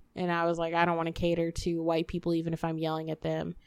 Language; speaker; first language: English; native; English